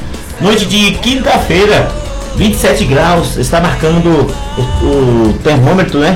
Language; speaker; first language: Portuguese; native; Portuguese